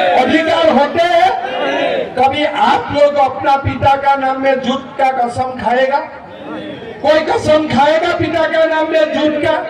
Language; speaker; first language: Hindi; non-native, local second language; Assamese